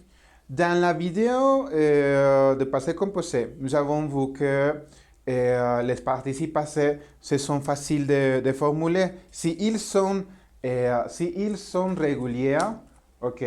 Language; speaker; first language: French; non-native, learner; Spanish